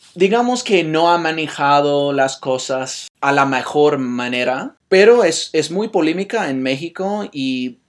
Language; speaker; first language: Spanish; non-native, fluent; English